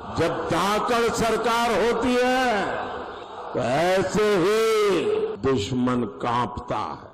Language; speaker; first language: Hindi; non-native, local second language; Gujarati